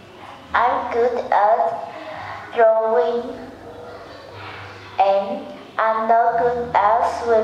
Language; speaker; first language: English; non-native, learner; Vietnamese